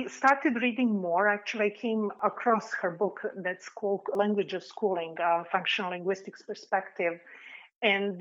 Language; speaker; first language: English; non-native, fluent; Serbian